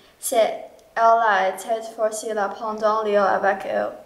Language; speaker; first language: French; non-native, learner; English